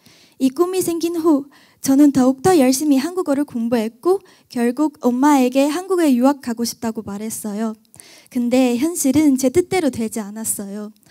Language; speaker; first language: Korean; non-native, fluent; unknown